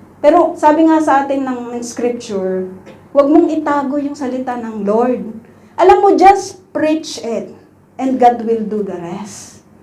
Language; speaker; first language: Filipino; non-native, local second language; Iloko